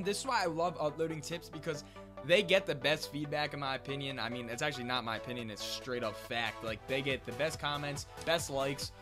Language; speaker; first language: English; native; English